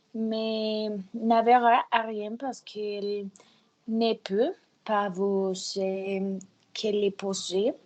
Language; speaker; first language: French; non-native, learner; Spanish